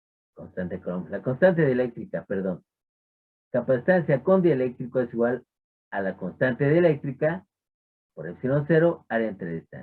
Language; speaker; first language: Spanish; native; Spanish